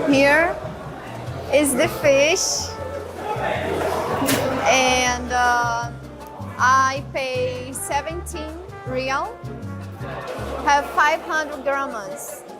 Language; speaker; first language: English; non-native, learner; Portuguese